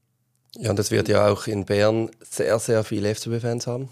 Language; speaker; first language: German; native; German